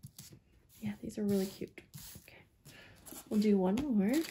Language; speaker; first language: English; native; English